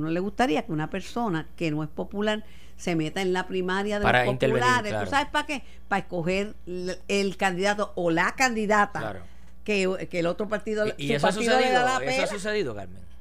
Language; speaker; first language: Spanish; native; Spanish